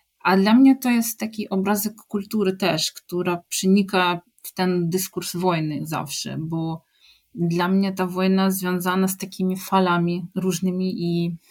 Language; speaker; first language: Polish; non-native, fluent; Ukrainian